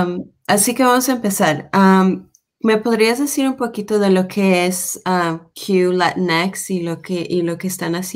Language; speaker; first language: Spanish; non-native, fluent; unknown